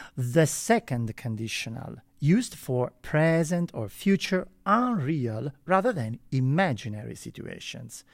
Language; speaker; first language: English; non-native, fluent; Italian